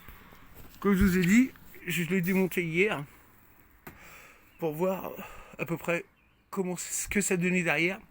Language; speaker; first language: French; native; French